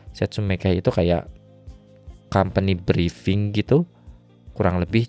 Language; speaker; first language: Indonesian; native; Indonesian